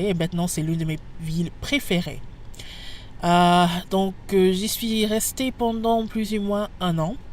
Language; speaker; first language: French; non-native, fluent; English